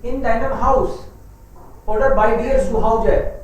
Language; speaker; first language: German; non-native, fluent; Hindi